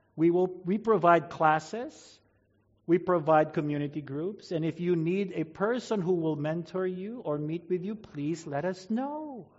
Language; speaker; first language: English; non-native, local second language; Filipino